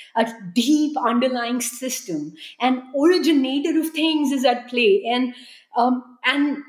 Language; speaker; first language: English; non-native, local second language; Hindi